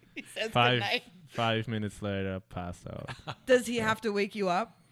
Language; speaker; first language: English; non-native, fluent; German